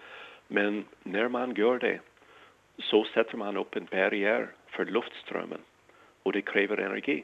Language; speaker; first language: Danish; non-native, fluent; English